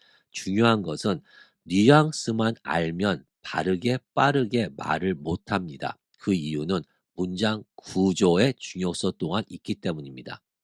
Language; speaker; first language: Korean; native; Korean